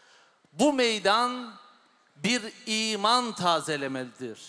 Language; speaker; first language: Turkish; native; Turkish